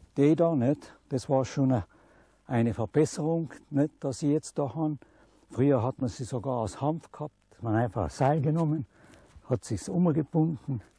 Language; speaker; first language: German; non-native, local second language; Ladin